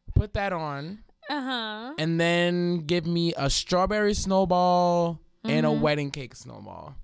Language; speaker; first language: English; native; English